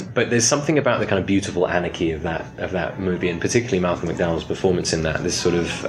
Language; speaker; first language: English; native; English